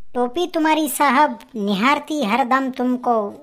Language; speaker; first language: Hindi; non-native, local second language; Marathi